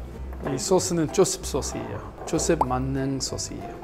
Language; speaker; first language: Korean; non-native, learner; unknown